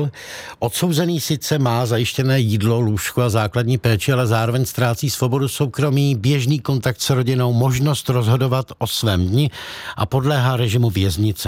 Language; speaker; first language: Czech; native; Czech